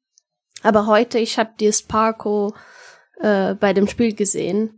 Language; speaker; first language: German; non-native, fluent; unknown